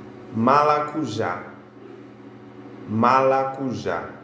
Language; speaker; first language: Portuguese; non-native, fluent; Haitian Creole